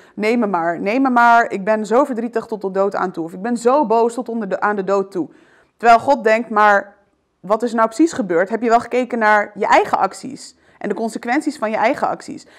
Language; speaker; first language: Dutch; early bilingual, other home language; Arabic